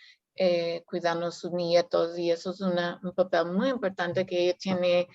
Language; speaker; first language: Spanish; non-native, fluent; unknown